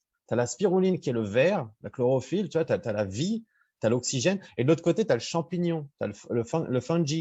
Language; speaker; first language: French; native; French